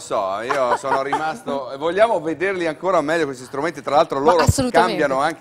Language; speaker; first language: Italian; native; Italian